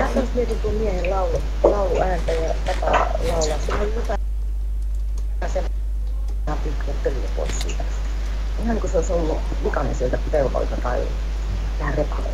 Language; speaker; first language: Finnish; native; Finnish